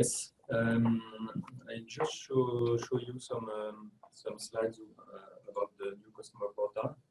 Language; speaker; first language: English; non-native, fluent; French